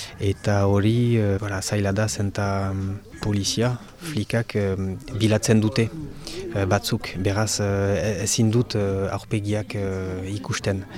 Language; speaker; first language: Basque; non-native, local second language; French